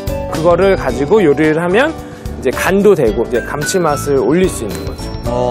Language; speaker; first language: Korean; native; Korean